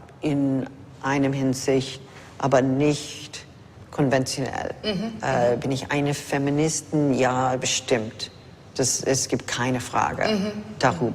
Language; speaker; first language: German; non-native, fluent; English